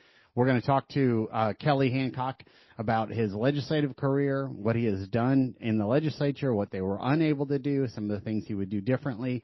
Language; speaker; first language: English; native; English